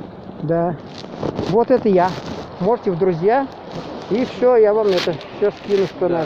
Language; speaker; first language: Russian; native; Russian